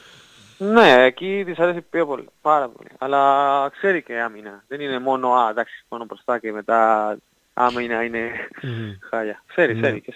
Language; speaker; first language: Greek; non-native, fluent; Spanish